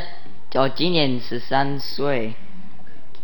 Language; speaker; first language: Chinese; early bilingual, heritage; Chinese